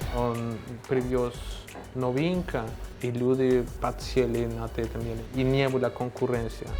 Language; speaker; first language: Russian; non-native, fluent; Spanish